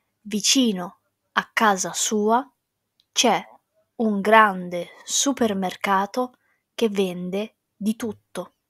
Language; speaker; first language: Italian; non-native, fluent; English